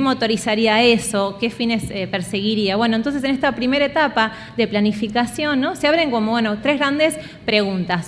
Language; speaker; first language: Spanish; native; Spanish